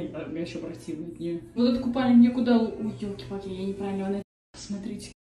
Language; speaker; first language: Russian; native; Russian